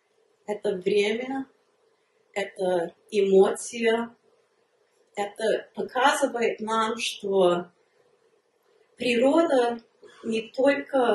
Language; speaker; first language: Russian; early bilingual, heritage; Russian